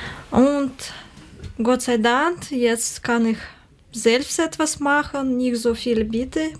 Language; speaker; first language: German; non-native, learner; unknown